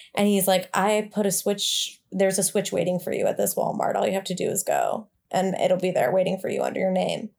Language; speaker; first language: English; native; English